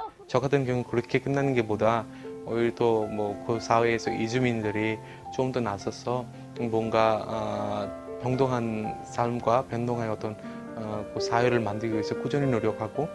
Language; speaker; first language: Korean; non-native, fluent; Bangla